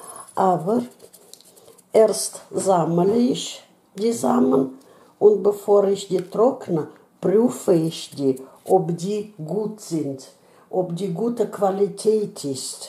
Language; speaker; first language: German; non-native, learner; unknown